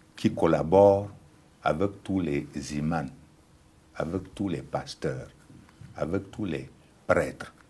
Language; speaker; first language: French; non-native, local second language; Ghomala